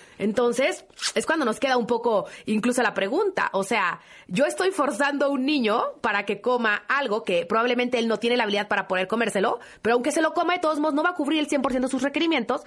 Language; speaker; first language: Spanish; native; Spanish